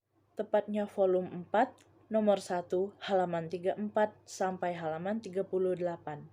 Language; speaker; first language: Indonesian; native; Indonesian